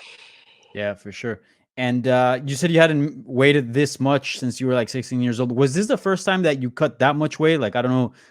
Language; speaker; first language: English; native; English